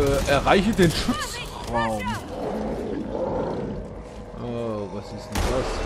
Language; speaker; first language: German; native; German